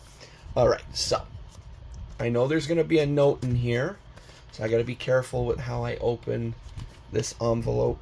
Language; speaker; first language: English; native; English